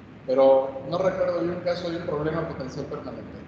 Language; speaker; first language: Spanish; native; Spanish